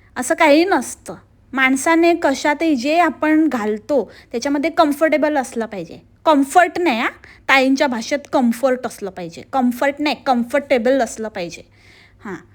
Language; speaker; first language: Marathi; native; Marathi